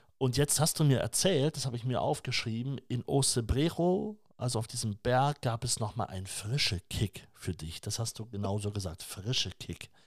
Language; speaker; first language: German; native; German